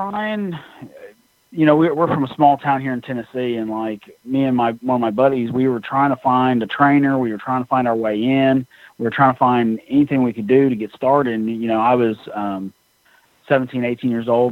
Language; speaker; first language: English; native; English